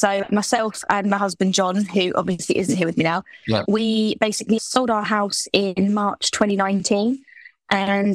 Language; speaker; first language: English; native; English